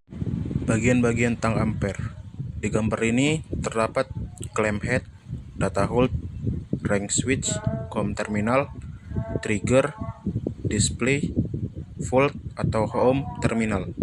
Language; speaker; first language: Indonesian; native; Indonesian